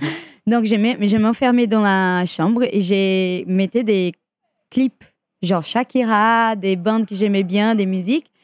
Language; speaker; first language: French; non-native, fluent; Portuguese